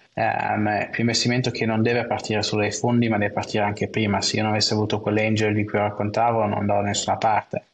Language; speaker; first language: Italian; non-native, local second language; German